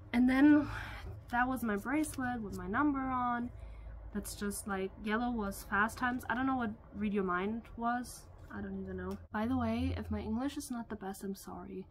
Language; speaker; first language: English; non-native, fluent; German